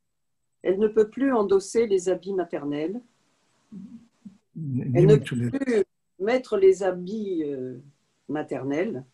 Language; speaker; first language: French; native; French